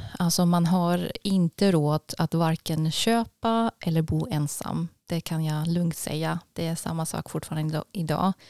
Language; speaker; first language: Swedish; non-native, fluent; German